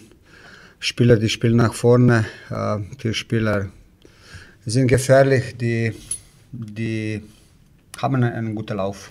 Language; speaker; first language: German; non-native, fluent; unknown